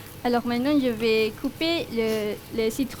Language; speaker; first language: French; non-native, learner; Malay